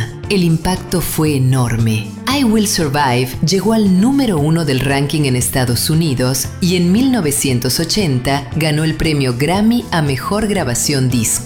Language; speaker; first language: Spanish; native; Spanish